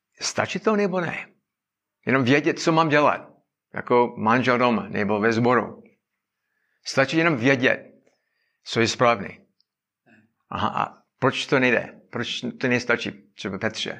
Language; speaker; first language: Czech; non-native, learner; English